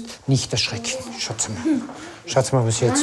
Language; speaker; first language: German; native; German